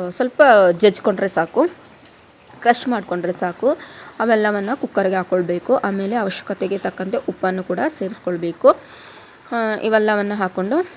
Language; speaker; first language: Kannada; non-native, local second language; Kodava